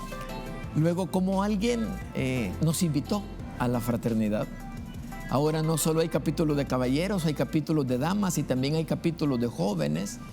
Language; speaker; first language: Spanish; native; Spanish